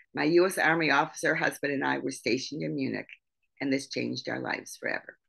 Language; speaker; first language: English; native; English